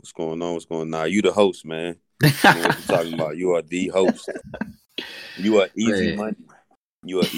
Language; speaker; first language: English; native; English